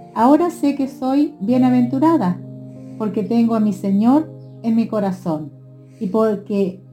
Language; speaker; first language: Spanish; native; Spanish